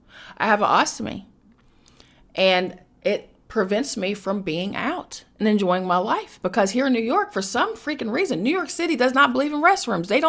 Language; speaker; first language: English; native; English